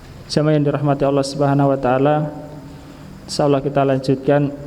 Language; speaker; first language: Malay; non-native, local second language; Javanese